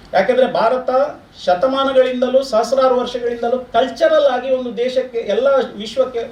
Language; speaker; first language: Kannada; non-native, local second language; Konkani